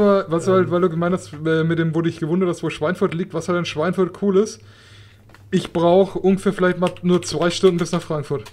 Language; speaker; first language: German; native; German